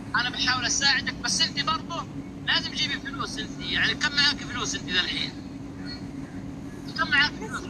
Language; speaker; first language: Arabic; native; Arabic